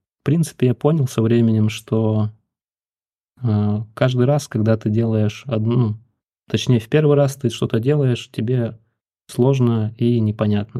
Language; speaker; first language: Russian; native; Russian